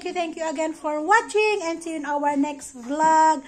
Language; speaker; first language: English; non-native, learner; Filipino